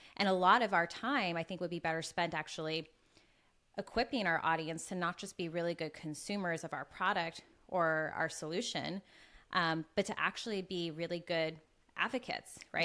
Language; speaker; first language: English; native; English